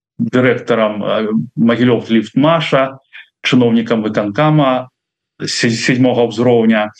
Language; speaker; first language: Belarusian; non-native, local second language; Russian